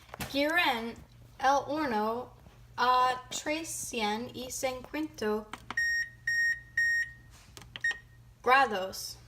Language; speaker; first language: Spanish; non-native, learner; English